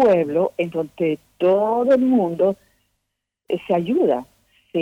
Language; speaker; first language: Spanish; non-native, fluent; French